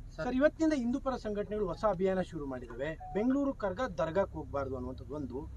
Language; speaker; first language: Kannada; native; Kannada